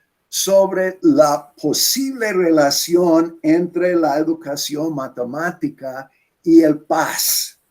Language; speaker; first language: Spanish; non-native, fluent; English